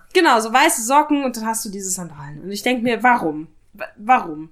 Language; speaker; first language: German; native; German